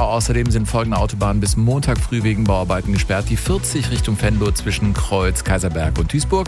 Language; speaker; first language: German; native; German